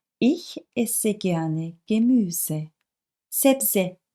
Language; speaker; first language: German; non-native, fluent; Turkish